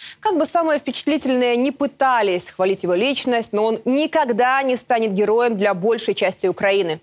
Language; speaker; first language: Russian; native; Russian